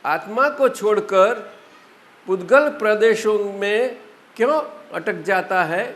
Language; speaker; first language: Hindi; non-native, local second language; Gujarati